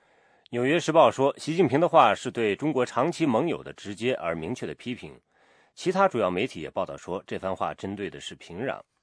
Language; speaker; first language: Chinese; native; Chinese